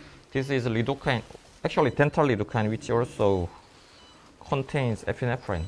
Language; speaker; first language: English; non-native, fluent; Korean